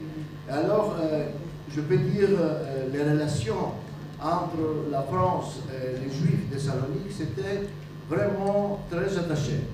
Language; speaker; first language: French; non-native, fluent; Greek